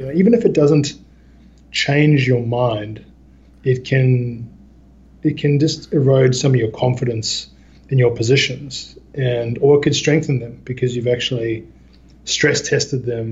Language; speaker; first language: English; native; English